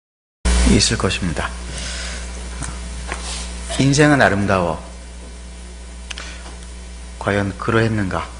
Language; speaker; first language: Korean; native; Korean